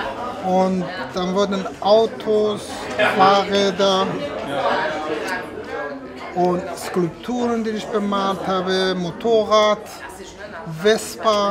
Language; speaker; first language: German; non-native, fluent; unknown